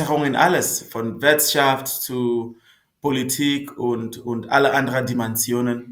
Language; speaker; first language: German; non-native, fluent; Northern Sotho